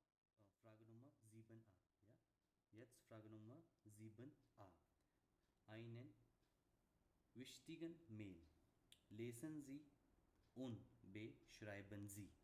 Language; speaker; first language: German; non-native, fluent; Hindi